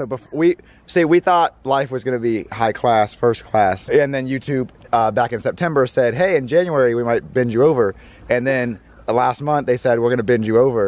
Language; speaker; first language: English; native; English